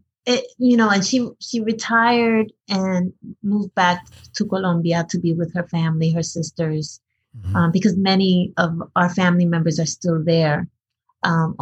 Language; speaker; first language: English; early bilingual, other home language; Spanish